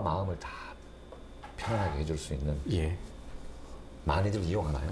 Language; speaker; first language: Korean; native; Korean